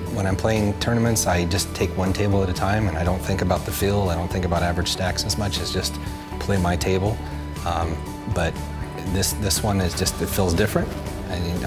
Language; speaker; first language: English; native; English